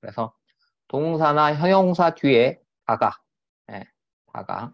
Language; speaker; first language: Korean; native; Korean